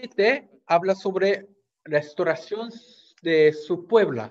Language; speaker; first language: Spanish; non-native, fluent; Korean